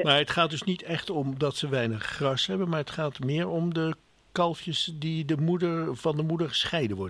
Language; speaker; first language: Dutch; native; Dutch